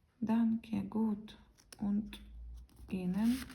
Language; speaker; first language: German; non-native, learner; Ukrainian